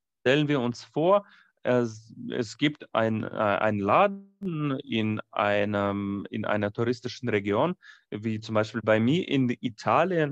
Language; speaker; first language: German; non-native, fluent; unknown